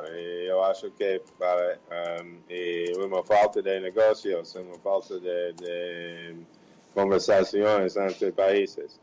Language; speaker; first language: Portuguese; non-native, fluent; English